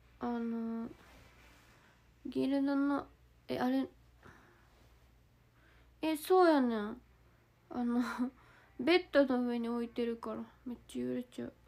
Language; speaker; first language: Japanese; native; Japanese